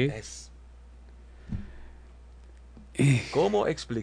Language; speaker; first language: Spanish; non-native, learner; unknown